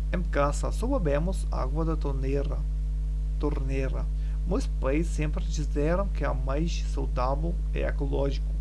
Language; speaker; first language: Portuguese; non-native, learner; German